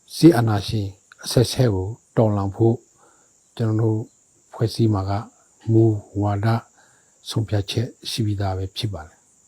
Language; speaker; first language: Burmese; non-native, local second language; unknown